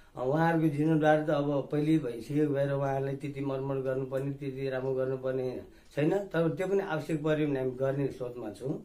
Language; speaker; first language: Nepali; non-native, local second language; Newari